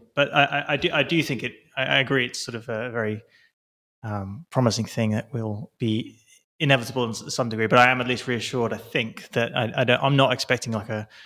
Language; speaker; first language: English; native; English